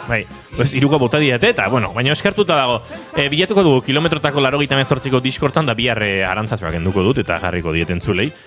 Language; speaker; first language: Basque; native; Basque